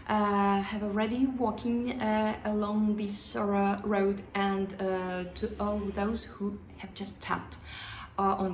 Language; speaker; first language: English; non-native, fluent; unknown